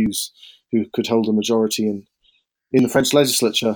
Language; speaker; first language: English; native; English